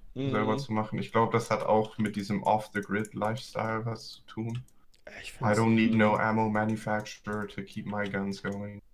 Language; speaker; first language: German; non-native, fluent; English